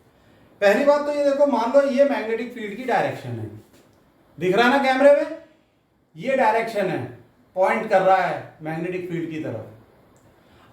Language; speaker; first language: Hindi; native; Hindi